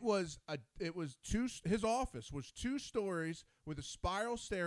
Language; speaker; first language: English; native; English